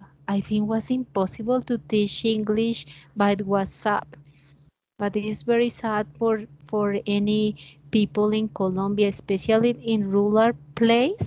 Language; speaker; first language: English; non-native, learner; Spanish